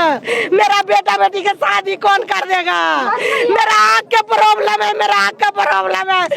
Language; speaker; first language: Hindi; non-native, local second language; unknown